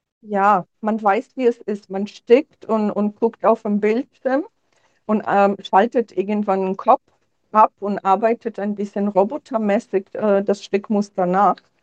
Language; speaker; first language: German; non-native, fluent; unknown